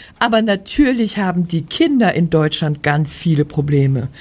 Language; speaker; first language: German; native; German